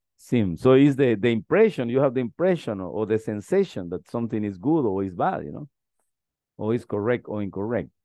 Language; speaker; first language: English; non-native, fluent; Spanish